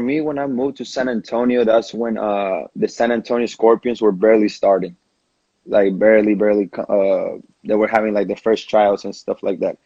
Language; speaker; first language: English; non-native, fluent; Spanish